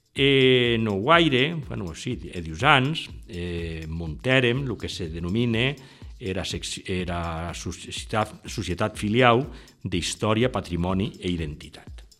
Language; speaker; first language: Catalan; non-native, local second language; Occitan